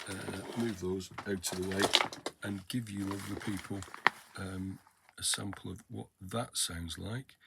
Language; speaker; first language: English; native; English